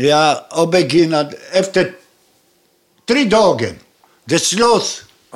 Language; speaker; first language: Swedish; non-native, learner; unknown